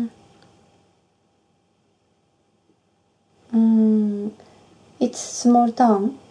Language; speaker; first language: English; non-native, learner; Japanese